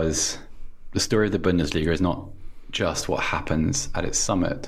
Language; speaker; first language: English; native; English